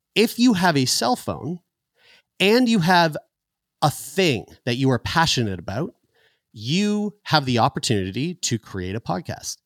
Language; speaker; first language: English; native; English